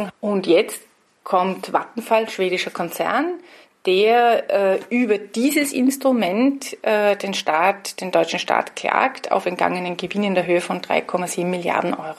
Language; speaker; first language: German; native; German